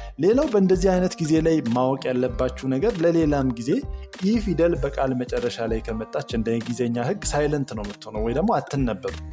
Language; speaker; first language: Amharic; native; Amharic